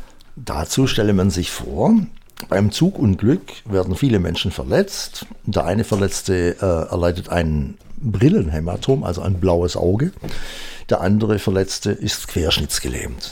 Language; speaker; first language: German; native; German